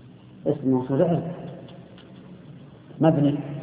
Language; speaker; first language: Arabic; native; Arabic